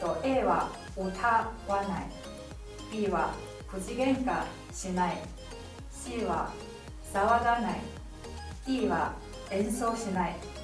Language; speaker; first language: Japanese; non-native, fluent; Chinese